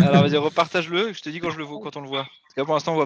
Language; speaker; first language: French; native; French